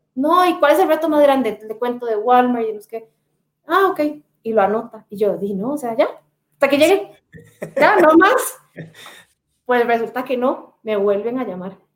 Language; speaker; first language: Spanish; native; Spanish